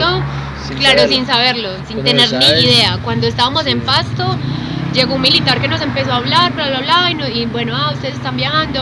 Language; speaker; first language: Spanish; native; Spanish